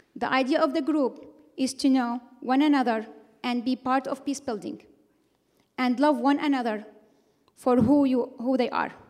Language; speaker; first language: English; non-native, fluent; Arabic